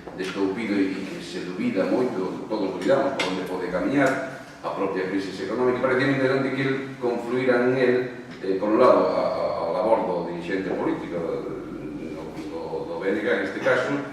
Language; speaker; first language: Galician; non-native, local second language; Spanish